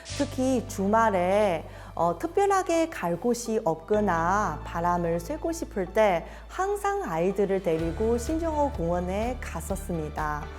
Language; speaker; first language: Korean; non-native, fluent; Chinese